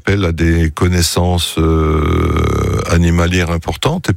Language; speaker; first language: French; native; French